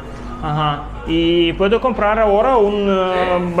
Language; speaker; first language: Spanish; non-native, learner; Russian